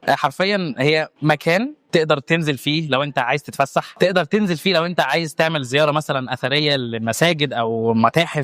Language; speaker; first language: Arabic; native; Arabic